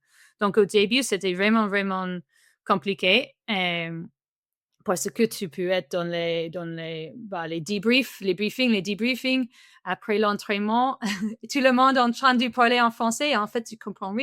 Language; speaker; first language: French; non-native, fluent; English